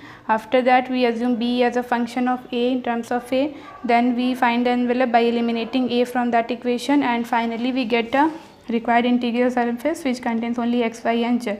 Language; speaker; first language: English; non-native, local second language; Hindi